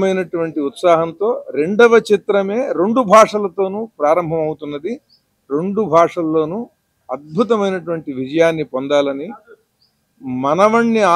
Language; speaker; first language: Telugu; native; Telugu